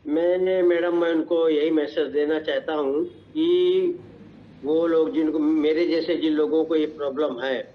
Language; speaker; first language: Hindi; native; Hindi